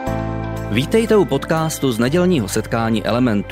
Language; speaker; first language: Czech; native; Czech